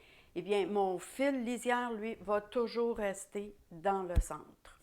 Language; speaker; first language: French; native; French